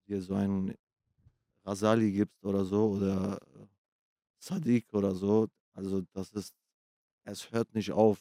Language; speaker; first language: German; early bilingual, other home language; Kurdish